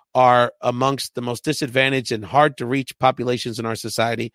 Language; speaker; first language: English; early bilingual, other home language; Spanish